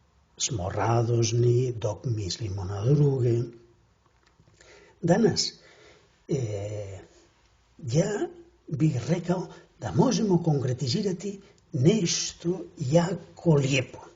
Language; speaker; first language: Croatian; non-native, fluent; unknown